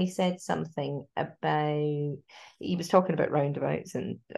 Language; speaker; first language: English; native; English